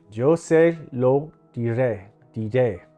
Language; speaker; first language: Spanish; non-native, learner; English